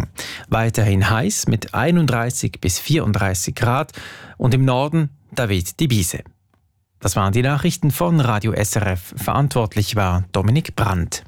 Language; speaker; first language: German; native; German